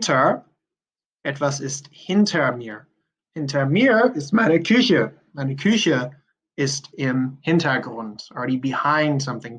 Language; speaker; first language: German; non-native, fluent; English